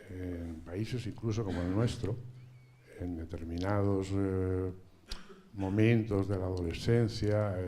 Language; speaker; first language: Spanish; native; Spanish